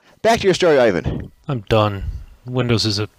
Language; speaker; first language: English; native; English